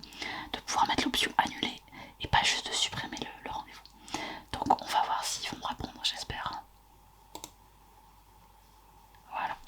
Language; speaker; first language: French; native; French